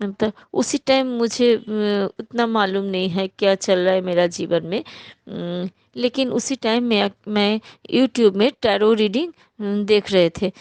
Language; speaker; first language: Hindi; non-native, local second language; Bangla